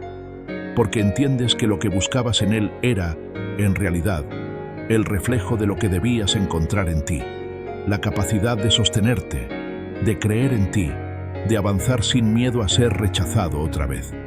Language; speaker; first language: Spanish; native; Spanish